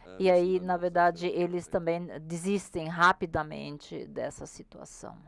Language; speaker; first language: Portuguese; non-native, learner; German